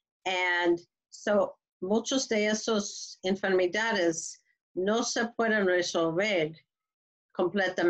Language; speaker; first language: Spanish; non-native, learner; English